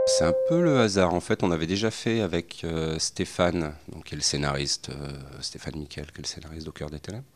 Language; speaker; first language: French; native; French